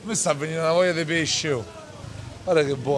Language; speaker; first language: Italian; native; Italian